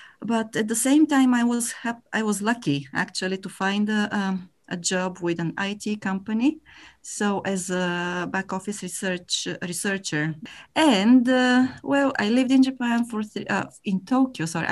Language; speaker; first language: English; non-native, fluent; Bulgarian